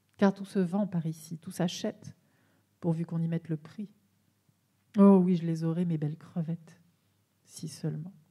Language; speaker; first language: French; native; French